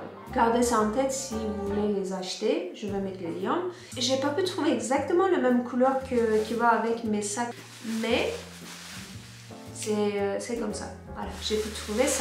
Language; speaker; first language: French; non-native, fluent; Turkish